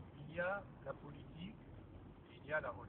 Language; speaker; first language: French; non-native, local second language; Arabic